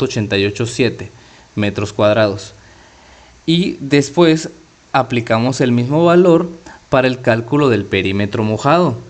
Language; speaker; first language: Spanish; native; Spanish